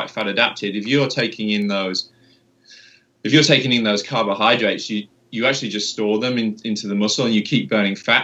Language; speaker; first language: English; native; English